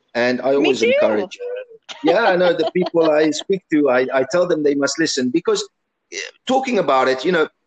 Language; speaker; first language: English; early bilingual, other home language; Italian